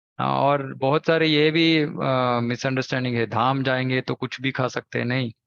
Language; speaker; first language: Hindi; non-native, local second language; Kannada